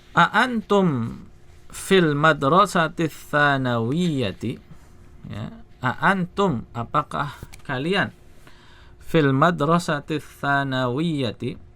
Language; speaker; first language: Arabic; non-native, fluent; Indonesian